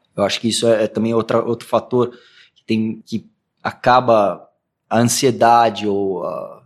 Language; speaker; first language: Portuguese; native; Portuguese